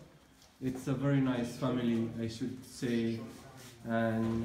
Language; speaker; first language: English; non-native, learner; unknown